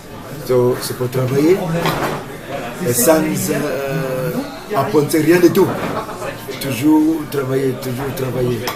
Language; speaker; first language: French; non-native, learner; English